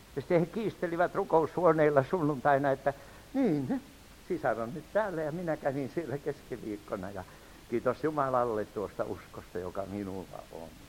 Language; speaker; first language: Finnish; native; Finnish